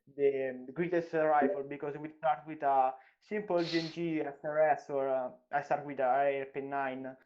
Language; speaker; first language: English; non-native, learner; Italian